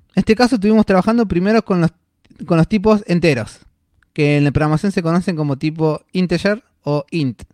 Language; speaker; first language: Spanish; native; Spanish